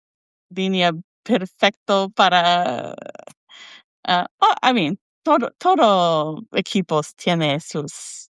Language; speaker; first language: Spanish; non-native, learner; English